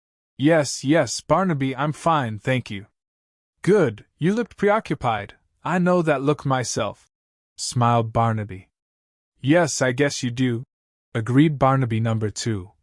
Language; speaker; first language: English; native; English